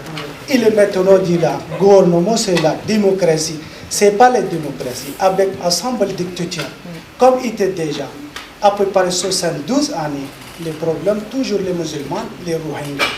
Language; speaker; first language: French; non-native, learner; Rohingya